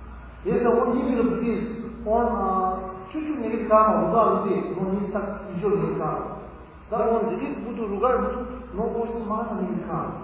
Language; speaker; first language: Russian; non-native, learner; Tibetan